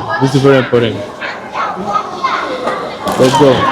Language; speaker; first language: English; non-native, fluent; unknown